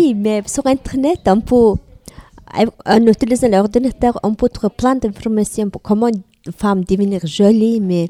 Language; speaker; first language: French; non-native, learner; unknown